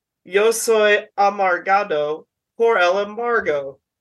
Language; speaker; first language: Spanish; non-native, learner; English